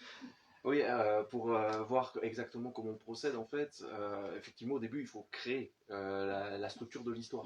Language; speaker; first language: French; native; French